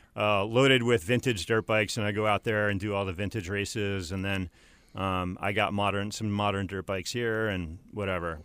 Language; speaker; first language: English; native; English